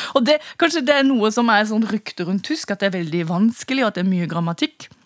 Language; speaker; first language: Norwegian; non-native, fluent; German